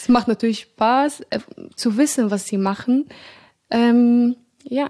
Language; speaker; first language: German; non-native, fluent; Arabic